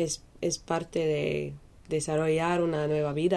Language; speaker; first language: Spanish; non-native, fluent; English